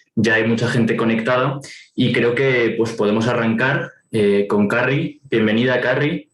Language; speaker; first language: Spanish; native; Spanish